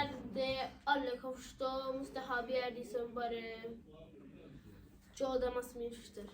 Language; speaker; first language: Norwegian; early bilingual, other home language; Urdu